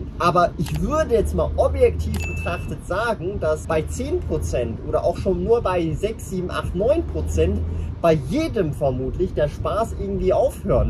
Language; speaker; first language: German; native; German